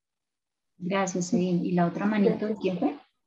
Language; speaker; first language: Spanish; native; Spanish